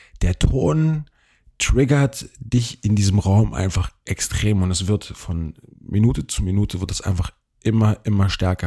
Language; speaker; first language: German; native; German